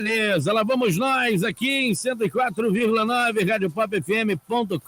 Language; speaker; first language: Portuguese; native; Portuguese